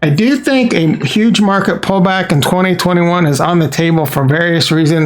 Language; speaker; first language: English; native; English